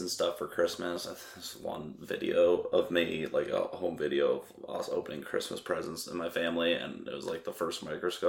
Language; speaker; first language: English; native; English